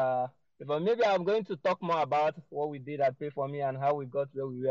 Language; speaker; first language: English; non-native, local second language; Igbo